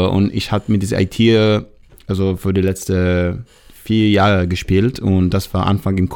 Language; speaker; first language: German; non-native, learner; Hebrew